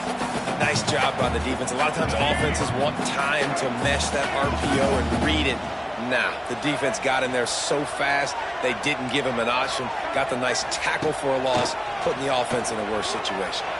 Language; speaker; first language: English; native; English